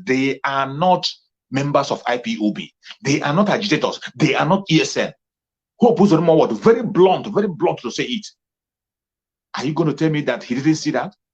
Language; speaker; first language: English; non-native, local second language; Igbo